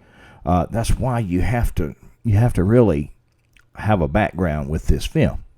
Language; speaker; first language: English; native; English